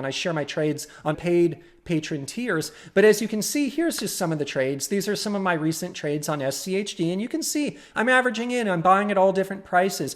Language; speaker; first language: English; native; English